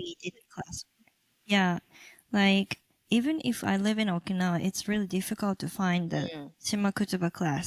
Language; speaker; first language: English; non-native, local second language; Japanese